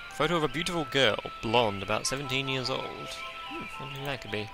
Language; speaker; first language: English; native; English